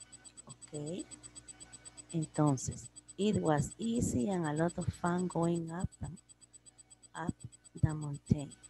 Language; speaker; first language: English; non-native, learner; Spanish